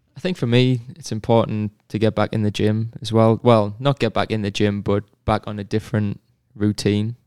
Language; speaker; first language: English; native; English